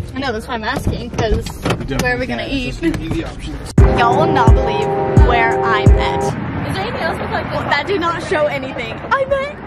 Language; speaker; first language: English; native; English